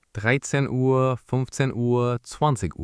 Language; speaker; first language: German; non-native, learner; English